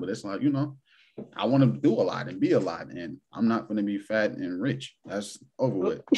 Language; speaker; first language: English; native; English